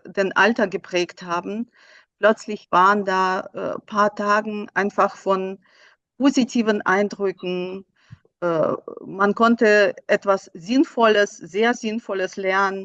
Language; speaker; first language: German; non-native, fluent; Russian